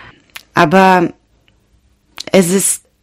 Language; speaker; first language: German; non-native, learner; Ukrainian